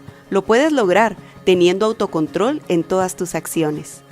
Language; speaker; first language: Spanish; native; Spanish